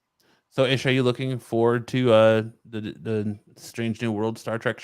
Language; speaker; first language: English; native; English